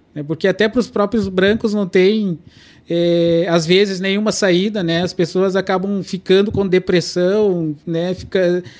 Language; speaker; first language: Portuguese; non-native, local second language; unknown